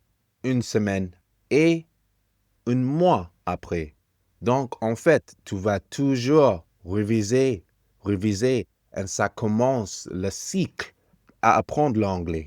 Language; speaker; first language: French; non-native, fluent; English